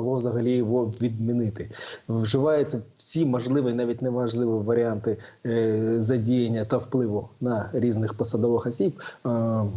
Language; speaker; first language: Ukrainian; native; Ukrainian